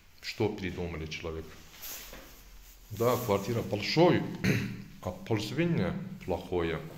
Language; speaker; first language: Russian; non-native, learner; Turkish